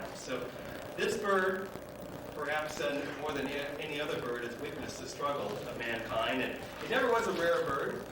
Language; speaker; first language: English; native; English